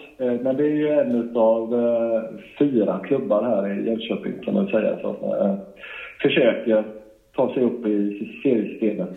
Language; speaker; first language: Swedish; native; Swedish